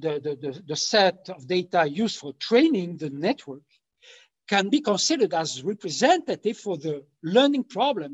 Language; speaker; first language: English; non-native, fluent; French